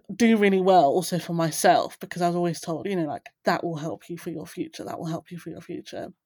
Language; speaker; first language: English; native; English